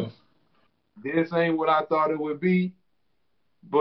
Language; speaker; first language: English; native; English